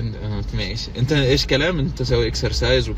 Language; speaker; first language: Arabic; native; Arabic